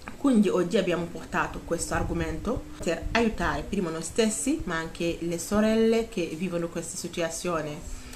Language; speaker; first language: Italian; non-native, fluent; Wolof